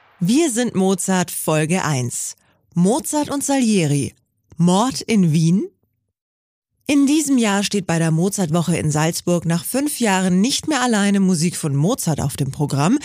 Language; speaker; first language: German; native; German